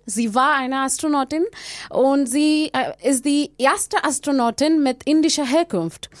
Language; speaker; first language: German; non-native, learner; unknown